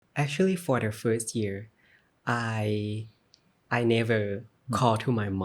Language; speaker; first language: English; non-native, learner; Thai